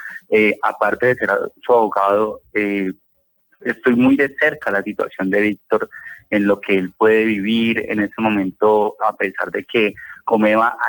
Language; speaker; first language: Spanish; native; Spanish